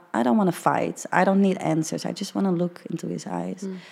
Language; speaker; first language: English; early bilingual, heritage; Dutch